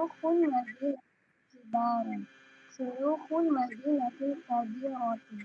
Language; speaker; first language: Arabic; non-native, learner; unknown